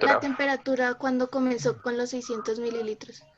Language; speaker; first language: Spanish; native; Spanish